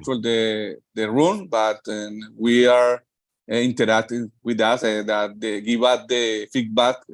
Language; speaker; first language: English; non-native, learner; Spanish